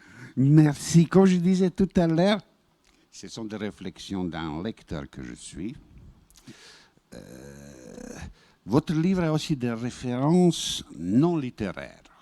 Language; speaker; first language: French; non-native, fluent; Bosnian